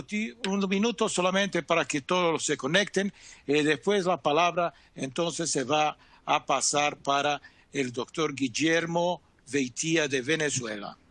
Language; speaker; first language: Spanish; non-native, fluent; Portuguese